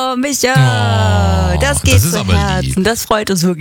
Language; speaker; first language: German; native; German